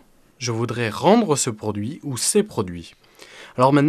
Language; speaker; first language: French; native; French